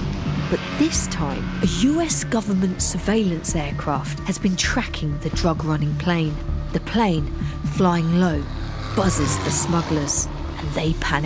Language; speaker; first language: English; native; English